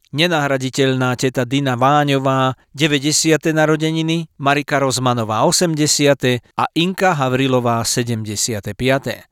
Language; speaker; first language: Slovak; native; Slovak